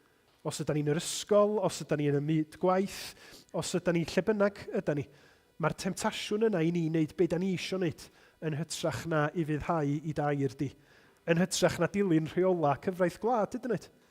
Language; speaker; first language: Welsh; native; Welsh